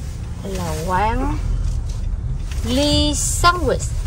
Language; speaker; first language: Vietnamese; native; Vietnamese